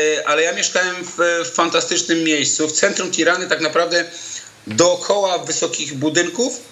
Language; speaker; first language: Polish; native; Polish